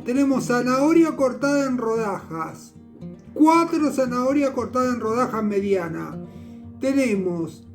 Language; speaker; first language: Spanish; native; Spanish